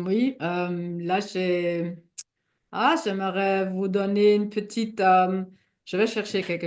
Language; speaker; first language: French; non-native, fluent; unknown